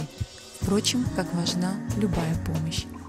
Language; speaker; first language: Russian; native; Russian